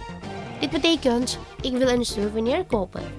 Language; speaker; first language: Dutch; non-native, learner; Indonesian